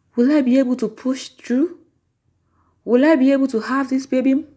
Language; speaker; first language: English; non-native, local second language; Yoruba